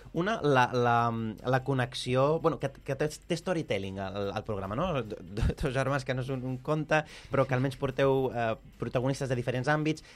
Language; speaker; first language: Catalan; early bilingual, other home language; Arabic